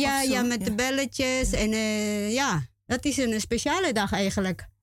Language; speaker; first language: Dutch; non-native, learner; Spanish